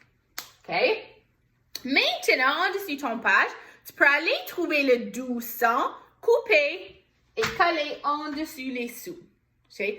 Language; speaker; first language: French; non-native, fluent; English